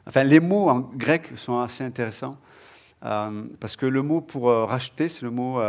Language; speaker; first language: French; native; French